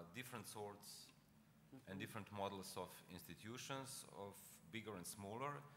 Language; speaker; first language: English; non-native, fluent; Slovenian